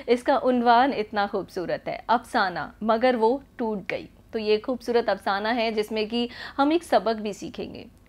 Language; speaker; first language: Hindi; native; Hindi